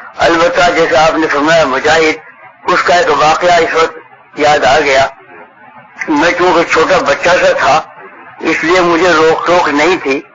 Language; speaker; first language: Urdu; native; Urdu